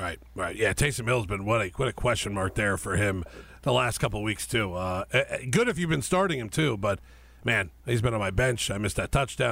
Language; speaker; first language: English; native; English